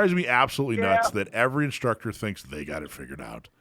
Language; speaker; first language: English; native; English